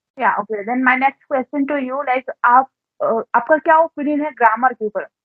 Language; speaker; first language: Hindi; native; Hindi